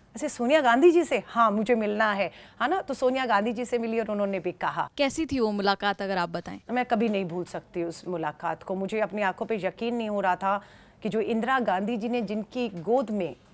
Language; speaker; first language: Hindi; native; Hindi